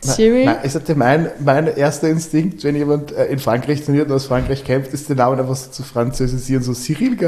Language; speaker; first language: German; native; German